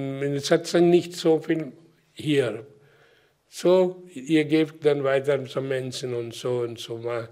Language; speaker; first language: German; non-native, learner; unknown